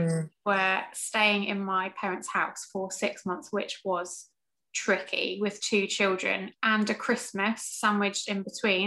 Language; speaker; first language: English; native; English